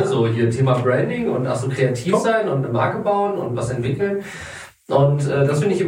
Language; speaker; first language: German; native; German